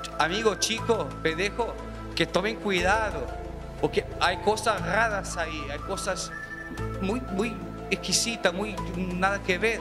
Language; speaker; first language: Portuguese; non-native, learner; Spanish